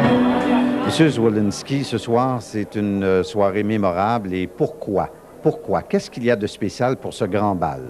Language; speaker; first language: French; native; French